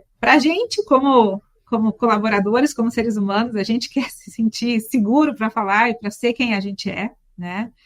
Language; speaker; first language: Portuguese; native; Portuguese